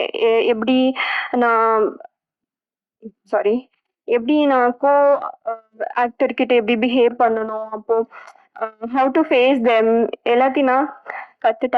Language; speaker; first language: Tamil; non-native, learner; Bangla